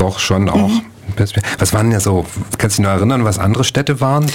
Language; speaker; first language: German; native; German